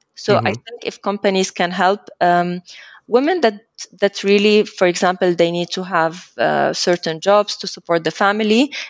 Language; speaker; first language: English; early bilingual, other home language; Arabic